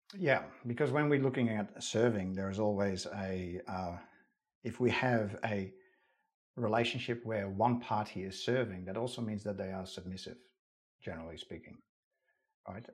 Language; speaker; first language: English; non-native, fluent; Dutch